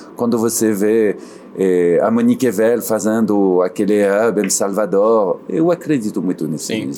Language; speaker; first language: Portuguese; non-native, fluent; French